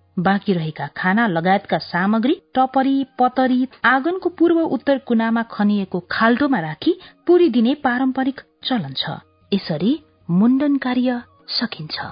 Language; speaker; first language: Nepali; native; Nepali